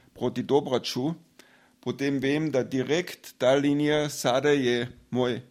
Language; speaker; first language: Slovenian; non-native, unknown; German